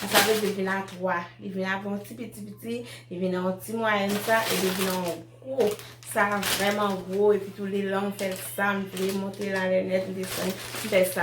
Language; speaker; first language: French; non-native, learner; Haitian Creole